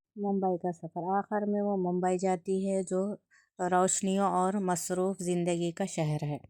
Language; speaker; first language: Urdu; native; Urdu